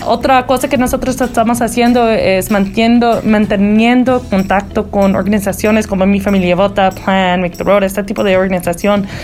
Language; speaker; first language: Spanish; early bilingual, heritage; Spanish